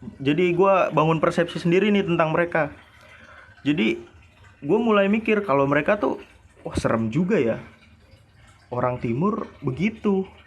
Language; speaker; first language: Indonesian; native; Indonesian